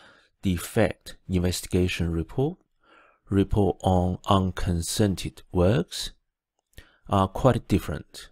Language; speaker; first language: English; non-native, fluent; Chinese